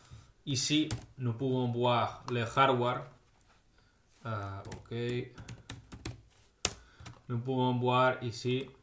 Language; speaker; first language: French; non-native, fluent; Spanish